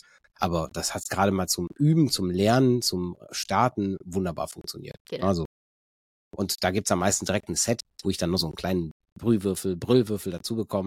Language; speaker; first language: German; native; German